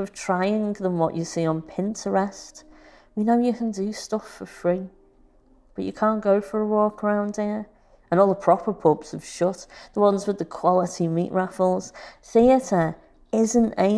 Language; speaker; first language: English; native; English